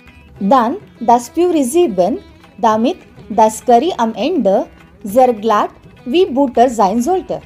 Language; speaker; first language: German; non-native, learner; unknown